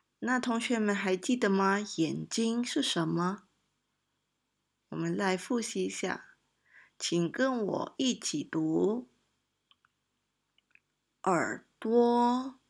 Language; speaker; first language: Chinese; non-native, local second language; Malay